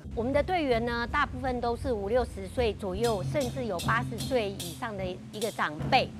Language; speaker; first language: Chinese; native; Chinese